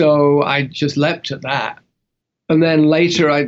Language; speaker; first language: English; native; English